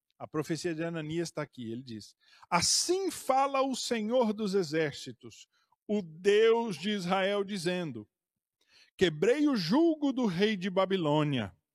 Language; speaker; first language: Portuguese; native; Portuguese